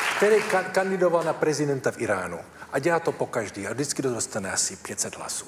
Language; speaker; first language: Czech; early bilingual, heritage; Czech